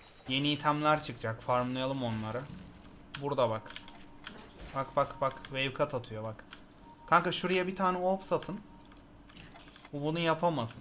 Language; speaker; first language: Turkish; native; Turkish